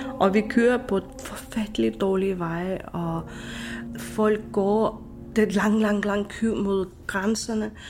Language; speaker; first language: Danish; non-native, fluent; Ukrainian